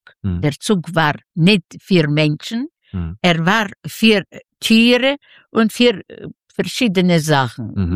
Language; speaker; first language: German; non-native, fluent; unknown